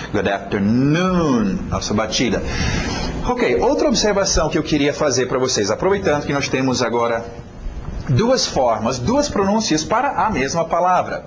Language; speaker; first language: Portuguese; non-native, fluent; English